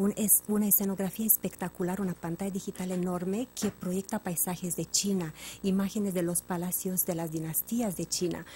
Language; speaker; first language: Spanish; non-native, fluent; Romanian